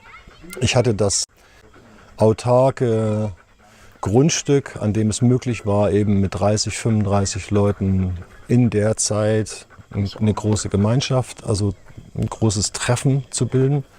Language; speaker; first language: German; native; German